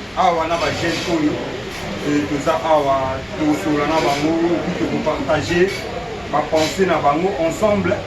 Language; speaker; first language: Lingala; native; Lingala